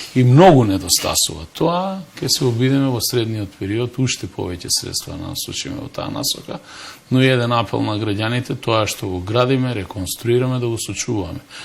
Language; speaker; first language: Macedonian; native; Macedonian